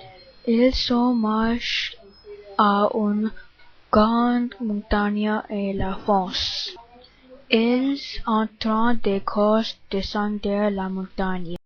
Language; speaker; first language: French; non-native, learner; English